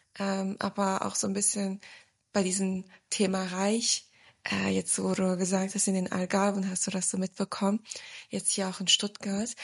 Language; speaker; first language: German; early bilingual, other home language; Turkish